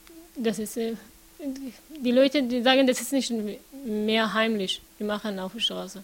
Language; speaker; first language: German; non-native, learner; Persian